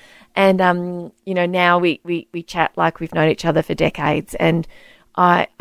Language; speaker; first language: English; native; English